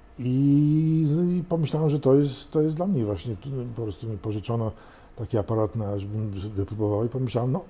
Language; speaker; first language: Polish; early bilingual, heritage; Polish